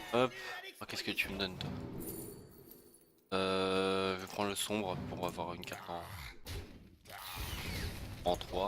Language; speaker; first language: French; native; French